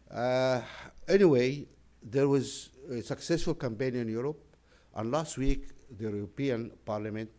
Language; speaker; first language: English; non-native, fluent; Arabic